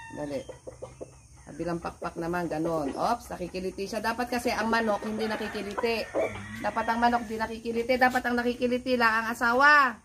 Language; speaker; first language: Filipino; non-native, local second language; Pampanga